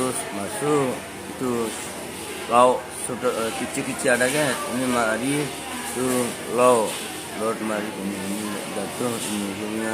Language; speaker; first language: Indonesian; non-native, learner; Rohingya